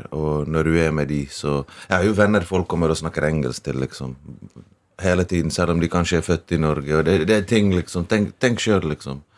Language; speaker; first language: Norwegian; early bilingual, other home language; Bosnian